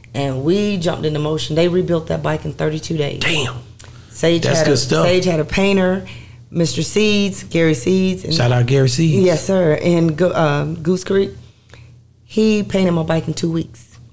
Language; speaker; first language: English; native; English